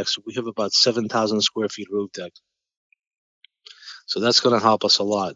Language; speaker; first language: English; non-native, fluent; Albanian